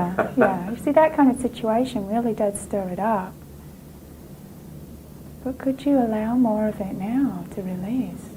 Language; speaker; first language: English; native; English